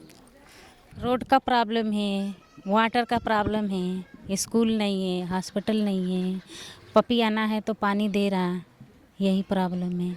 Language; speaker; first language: Hindi; non-native, local second language; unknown